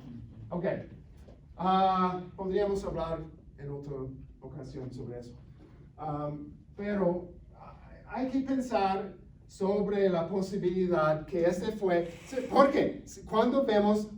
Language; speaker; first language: Spanish; non-native, fluent; English